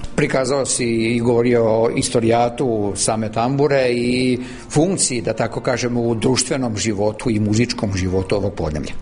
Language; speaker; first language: Serbian; early bilingual, heritage; Serbian